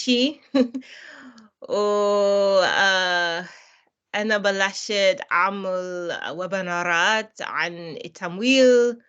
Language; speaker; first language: Arabic; non-native, learner; English